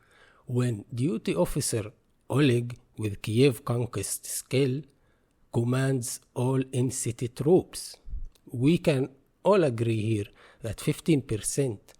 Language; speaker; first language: English; non-native, fluent; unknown